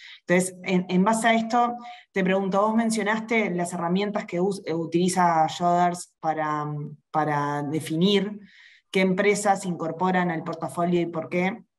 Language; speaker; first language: Spanish; native; Spanish